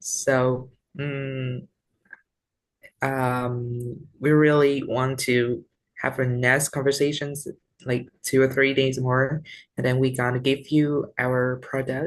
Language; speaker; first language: English; non-native, learner; Vietnamese